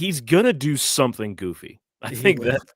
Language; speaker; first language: English; native; English